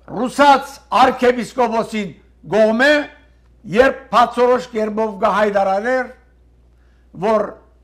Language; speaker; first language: Armenian; early bilingual, heritage; Armenian